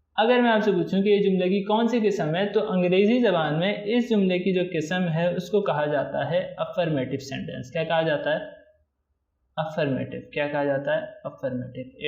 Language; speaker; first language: Urdu; native; Urdu